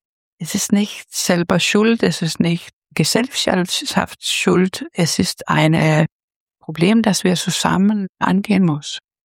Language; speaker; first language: German; non-native, fluent; Danish